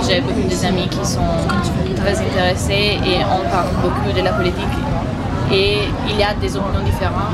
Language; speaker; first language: French; non-native, fluent; Italian